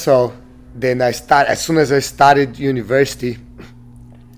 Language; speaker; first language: English; non-native, fluent; Portuguese